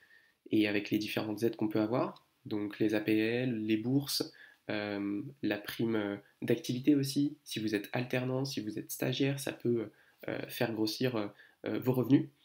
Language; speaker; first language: French; native; French